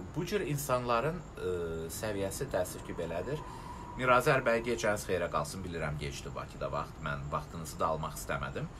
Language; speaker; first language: Azerbaijani; non-native, local second language; Russian